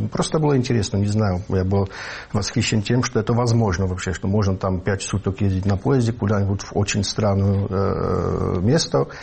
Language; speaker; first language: Russian; non-native, fluent; Czech